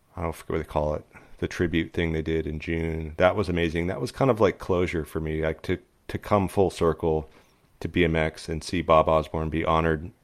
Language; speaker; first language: English; native; English